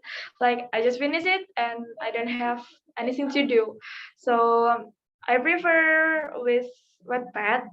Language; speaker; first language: English; non-native, learner; Indonesian